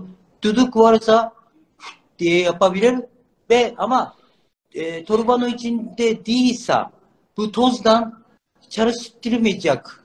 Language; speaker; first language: Turkish; non-native, learner; Japanese